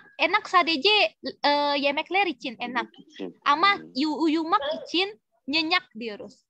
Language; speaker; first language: Turkish; non-native, fluent; Indonesian